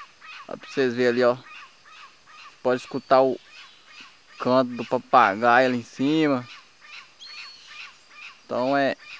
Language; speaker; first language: Portuguese; native; Portuguese